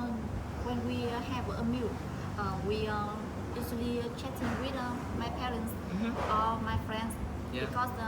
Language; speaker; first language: English; non-native, learner; Vietnamese